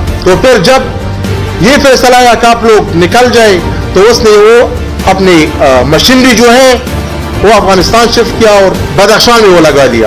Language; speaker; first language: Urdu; non-native, fluent; Pashto